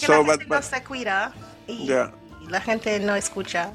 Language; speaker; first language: Spanish; non-native, fluent; English